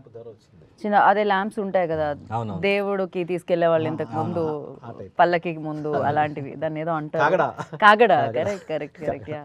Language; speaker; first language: Telugu; native; Telugu